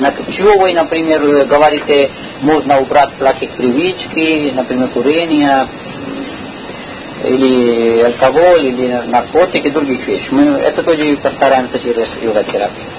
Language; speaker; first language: Russian; non-native, learner; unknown